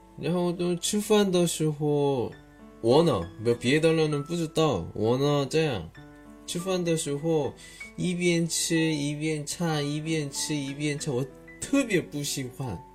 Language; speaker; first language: Chinese; non-native, learner; Korean